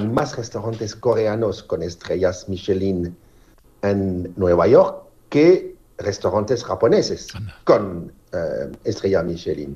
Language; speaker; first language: Spanish; non-native, fluent; French